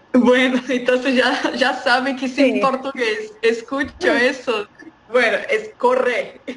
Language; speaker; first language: Spanish; non-native, fluent; Portuguese